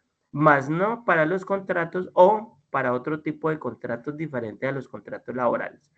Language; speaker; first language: Spanish; native; Spanish